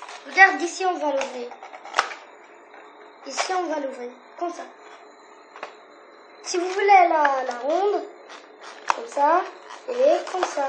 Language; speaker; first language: French; non-native, learner; Arabic